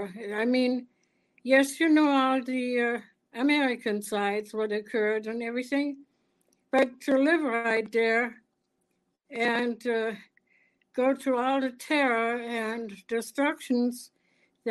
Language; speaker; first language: English; non-native, fluent; German